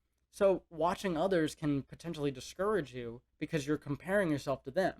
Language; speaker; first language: English; native; English